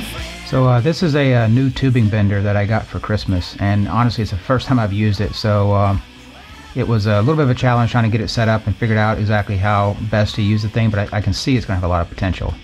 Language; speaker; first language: English; native; English